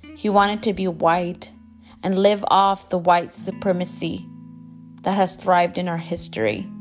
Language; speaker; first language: English; early bilingual, other home language; Spanish